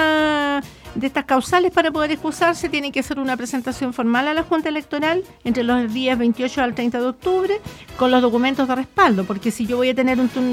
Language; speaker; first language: Spanish; native; Spanish